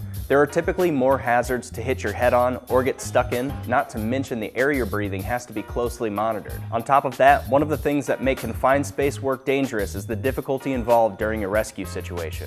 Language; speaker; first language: English; native; English